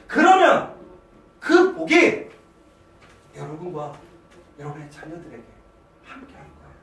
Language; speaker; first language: Korean; native; Korean